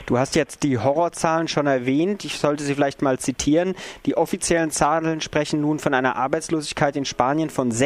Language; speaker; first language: German; native; German